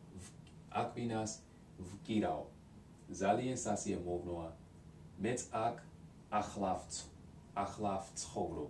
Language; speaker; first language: Georgian; non-native, learner; English